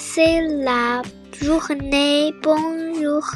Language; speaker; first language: French; non-native, learner; Chinese